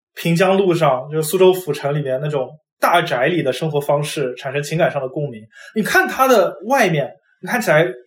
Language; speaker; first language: Chinese; non-native, local second language; Wu Chinese